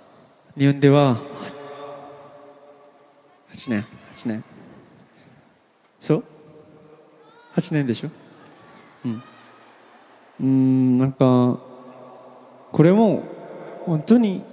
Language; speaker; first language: Japanese; non-native, learner; Korean